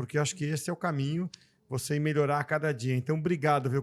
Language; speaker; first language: Portuguese; native; Portuguese